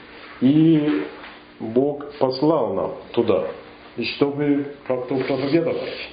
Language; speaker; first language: Russian; non-native, fluent; English